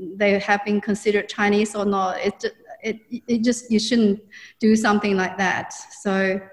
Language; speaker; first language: English; non-native, fluent; Chinese